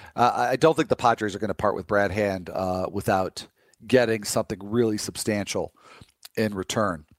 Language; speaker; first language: English; native; English